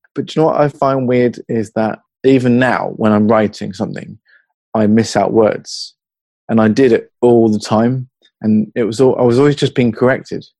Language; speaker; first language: English; native; English